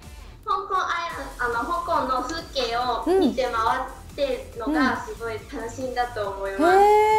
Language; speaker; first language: Japanese; non-native, fluent; Cantonese